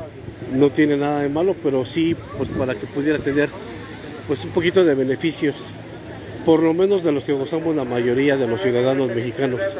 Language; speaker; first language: Spanish; native; Spanish